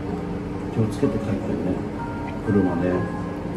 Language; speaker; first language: Japanese; native; Japanese